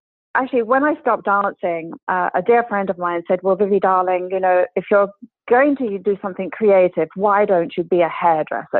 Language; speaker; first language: English; native; English